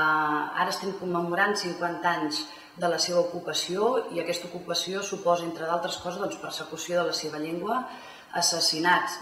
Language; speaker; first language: Catalan; native; Catalan